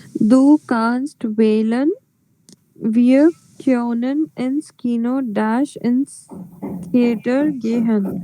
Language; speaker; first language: German; non-native, learner; Hindi